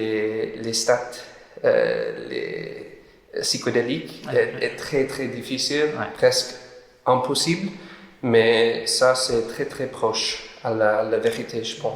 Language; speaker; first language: French; non-native, learner; English